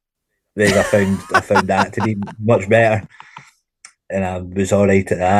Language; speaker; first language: English; native; English